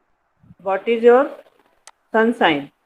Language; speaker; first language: English; non-native, learner; Hindi